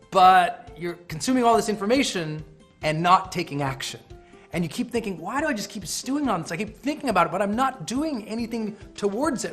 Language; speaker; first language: English; native; English